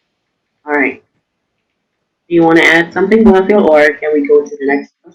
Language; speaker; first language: English; non-native, fluent; Indonesian